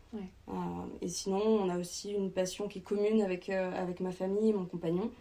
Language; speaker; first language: French; native; French